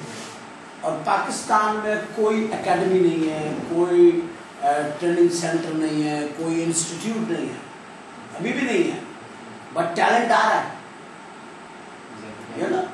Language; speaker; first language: Urdu; native; Urdu